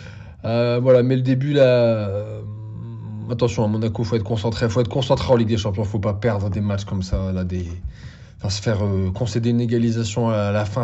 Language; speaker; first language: French; native; French